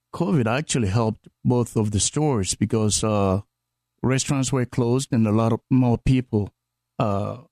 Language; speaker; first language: English; non-native, local second language; Akan